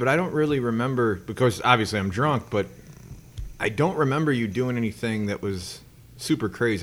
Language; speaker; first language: English; native; English